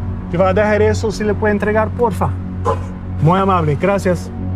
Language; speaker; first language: Spanish; non-native, fluent; English